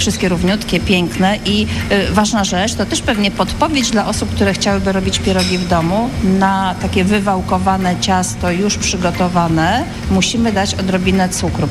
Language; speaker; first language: Polish; native; Polish